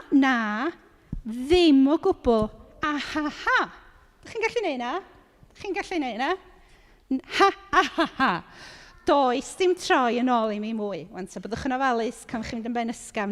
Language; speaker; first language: Welsh; native; Welsh